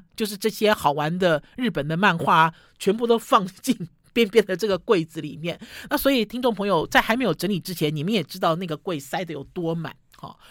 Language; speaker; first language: Chinese; native; Chinese